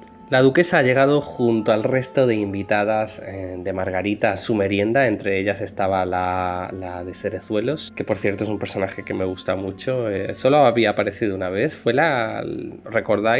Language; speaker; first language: Spanish; native; Spanish